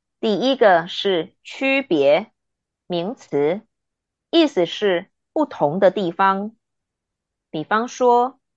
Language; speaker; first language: Chinese; native; Chinese